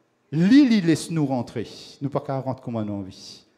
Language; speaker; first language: French; non-native, local second language; Morisyen